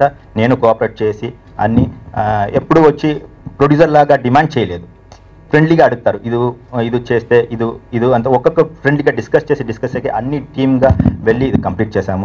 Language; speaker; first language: Telugu; non-native, learner; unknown